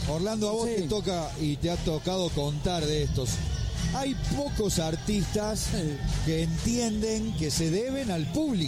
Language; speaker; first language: Spanish; native; Spanish